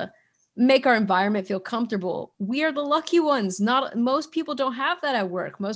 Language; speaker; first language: English; native; English